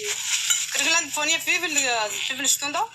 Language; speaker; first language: German; non-native, learner; Arabic